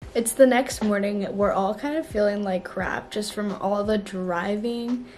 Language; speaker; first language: English; native; English